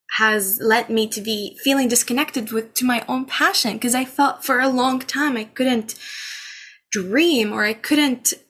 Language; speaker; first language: English; non-native, fluent; Arabic